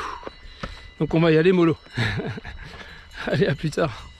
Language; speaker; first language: French; native; French